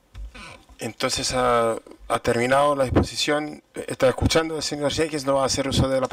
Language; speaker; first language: Spanish; non-native, fluent; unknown